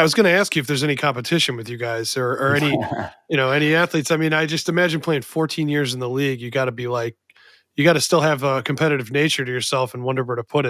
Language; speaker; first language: English; native; English